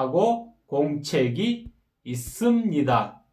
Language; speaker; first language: Korean; non-native, fluent; Kyrgyz